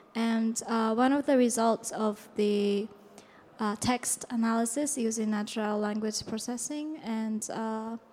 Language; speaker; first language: English; non-native, fluent; Japanese